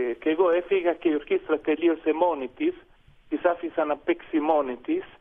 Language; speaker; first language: Greek; non-native, fluent; Italian